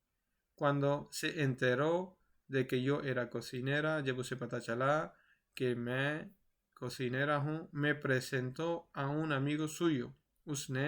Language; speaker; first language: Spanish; non-native, fluent; Urdu